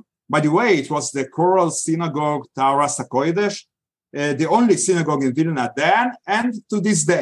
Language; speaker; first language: English; non-native, fluent; Yiddish